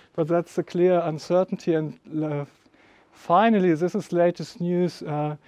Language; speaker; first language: English; non-native, fluent; German